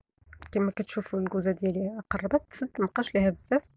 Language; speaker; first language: Arabic; native; Arabic